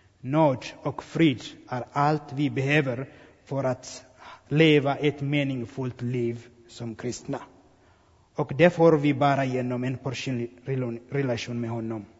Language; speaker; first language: Swedish; non-native, fluent; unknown